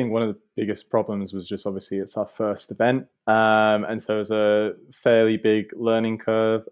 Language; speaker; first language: English; native; English